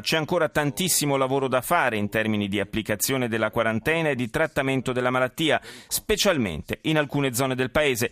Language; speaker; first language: Italian; native; Italian